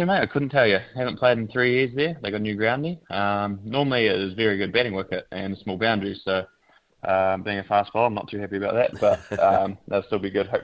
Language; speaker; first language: English; native; English